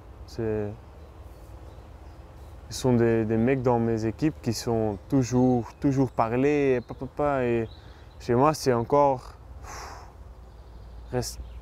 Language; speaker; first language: French; non-native, local second language; Dutch